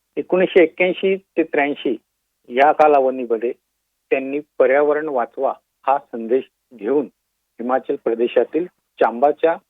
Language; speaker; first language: Marathi; native; Marathi